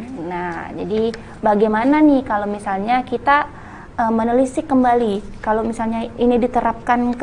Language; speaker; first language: Indonesian; native; Indonesian